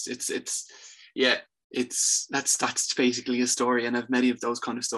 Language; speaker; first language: English; native; English